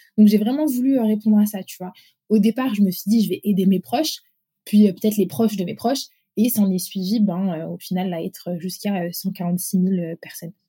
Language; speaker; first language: French; early bilingual, other home language; Arabic